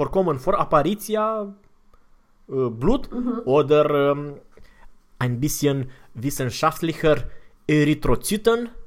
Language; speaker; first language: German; non-native, fluent; Romanian